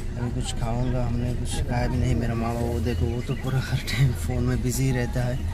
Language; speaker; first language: Hindi; non-native, local second language; Bangla